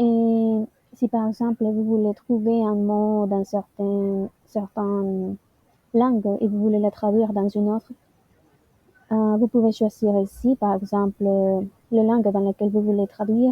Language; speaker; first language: French; non-native, learner; Spanish